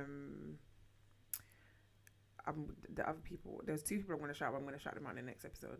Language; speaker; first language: English; early bilingual, other home language; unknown